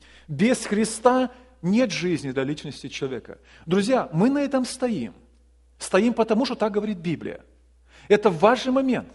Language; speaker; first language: Russian; native; Russian